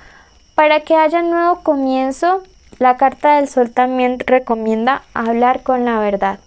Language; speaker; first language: Spanish; native; Spanish